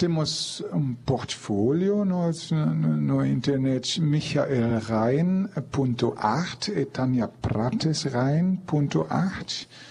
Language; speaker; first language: Portuguese; non-native, fluent; German